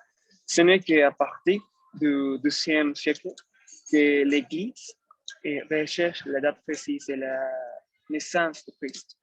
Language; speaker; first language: French; non-native, learner; Spanish